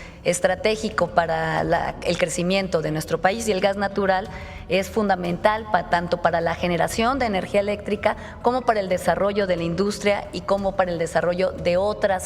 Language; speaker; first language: Spanish; native; Spanish